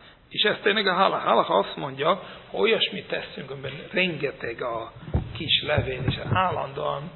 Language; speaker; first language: Hungarian; non-native, fluent; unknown